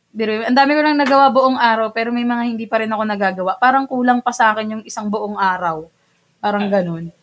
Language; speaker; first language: Filipino; non-native, local second language; Bikol